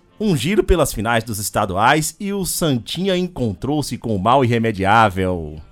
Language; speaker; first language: Portuguese; native; Portuguese